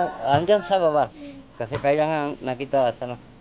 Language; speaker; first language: Filipino; non-native, learner; Spanish